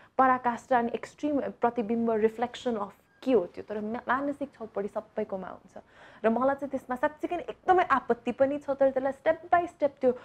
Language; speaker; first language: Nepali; native; Nepali